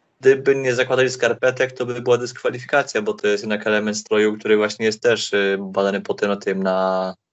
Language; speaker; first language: Polish; native; Polish